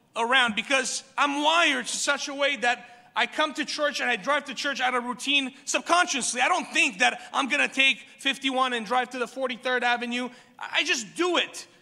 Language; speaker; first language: English; early bilingual, other home language; Romanian